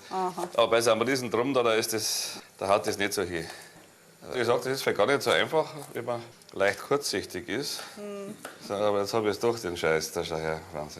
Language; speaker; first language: German; native; German